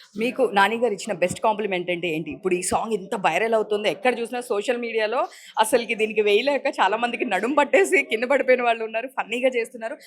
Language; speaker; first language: Telugu; native; Telugu